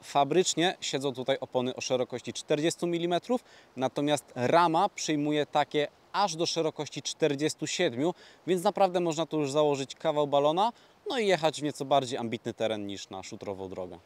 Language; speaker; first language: Polish; native; Polish